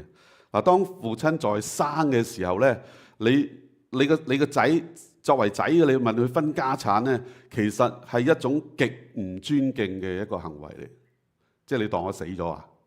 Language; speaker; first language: Chinese; native; Chinese